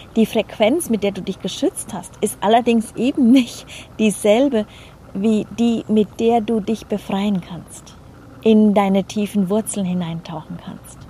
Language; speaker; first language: German; native; German